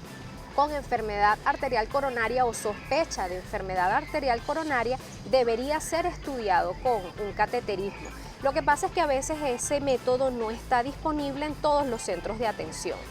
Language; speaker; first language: Spanish; native; Spanish